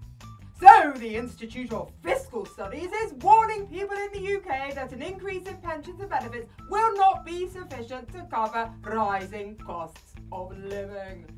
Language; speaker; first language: English; native; English